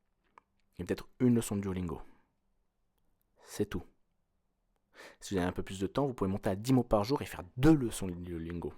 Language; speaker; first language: French; native; French